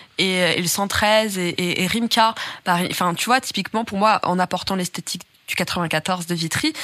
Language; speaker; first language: French; native; French